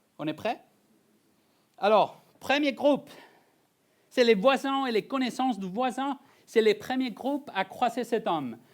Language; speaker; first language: French; non-native, fluent; Spanish